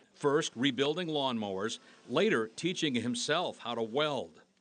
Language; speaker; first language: English; native; English